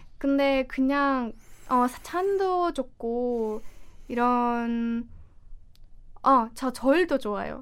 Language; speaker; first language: Korean; non-native, fluent; Estonian